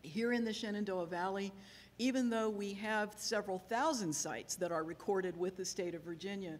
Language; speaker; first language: English; native; English